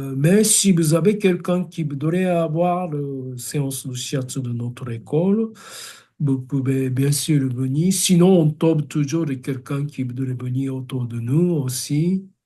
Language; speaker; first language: French; non-native, fluent; Japanese